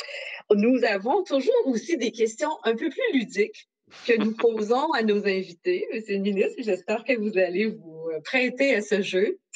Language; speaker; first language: French; native; French